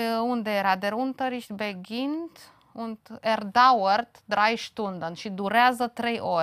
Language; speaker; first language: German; non-native, fluent; Romanian